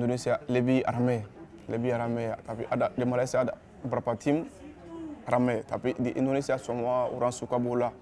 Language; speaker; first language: Indonesian; non-native, learner; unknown